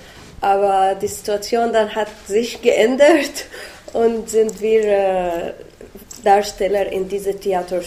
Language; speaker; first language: German; non-native, learner; Arabic